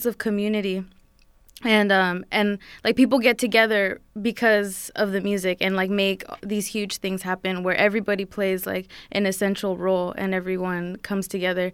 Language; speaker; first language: English; native; English